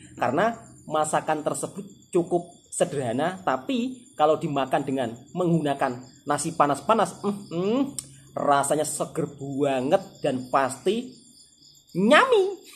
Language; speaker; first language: Indonesian; native; Indonesian